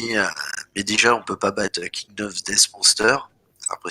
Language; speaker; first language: French; native; French